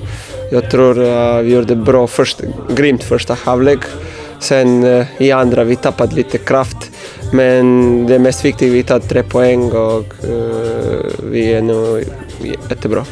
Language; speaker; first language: Swedish; non-native, learner; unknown